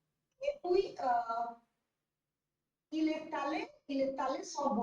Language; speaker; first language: French; non-native, learner; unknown